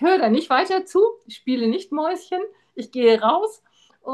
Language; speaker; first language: German; native; German